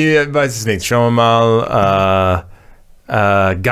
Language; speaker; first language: German; non-native, learner; English